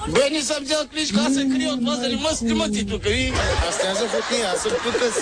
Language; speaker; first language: Bulgarian; non-native, local second language; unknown